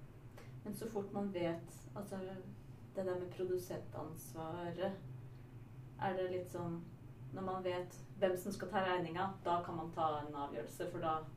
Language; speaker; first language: Norwegian; native; Norwegian